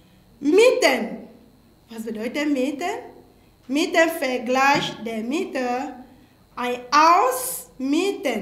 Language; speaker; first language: German; non-native, fluent; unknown